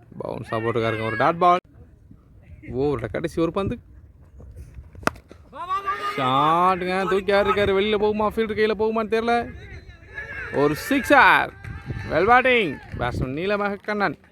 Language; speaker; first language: Tamil; native; Tamil